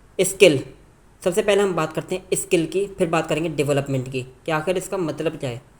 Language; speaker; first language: Urdu; native; Urdu